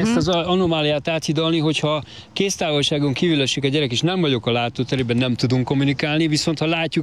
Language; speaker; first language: Hungarian; native; Hungarian